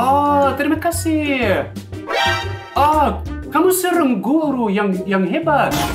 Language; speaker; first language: Indonesian; non-native, fluent; German